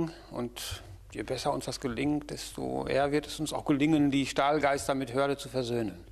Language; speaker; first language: German; native; German